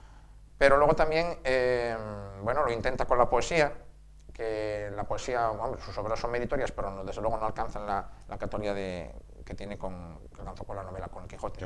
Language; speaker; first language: Spanish; native; Spanish